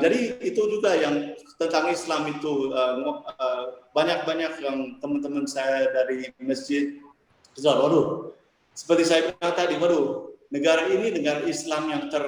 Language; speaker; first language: Indonesian; early bilingual, heritage; English